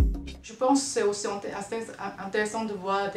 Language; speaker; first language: French; non-native, fluent; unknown